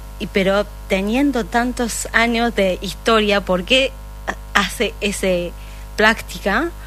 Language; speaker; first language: Spanish; non-native, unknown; Japanese